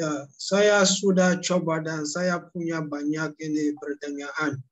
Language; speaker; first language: Indonesian; non-native, learner; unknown